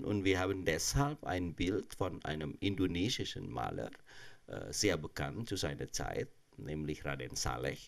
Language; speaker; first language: German; non-native, fluent; Indonesian